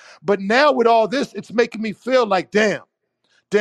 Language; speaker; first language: English; native; English